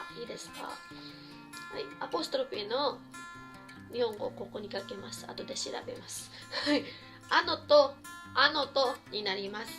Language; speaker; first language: Japanese; non-native, fluent; Filipino